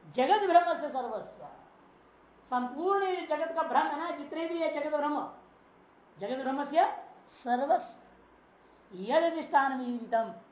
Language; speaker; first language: Hindi; non-native, local second language; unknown